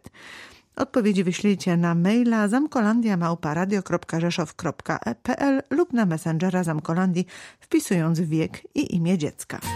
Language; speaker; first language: Polish; native; Polish